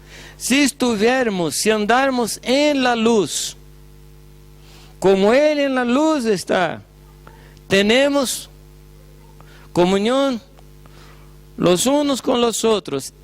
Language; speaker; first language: Spanish; non-native, fluent; Portuguese